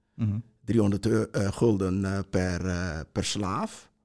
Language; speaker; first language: Dutch; non-native, local second language; Sranan Tongo